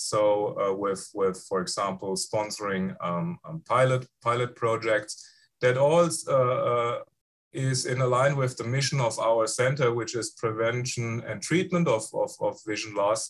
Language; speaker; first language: English; non-native, fluent; German